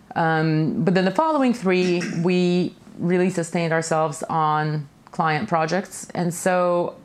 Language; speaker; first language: English; early bilingual, other home language; Russian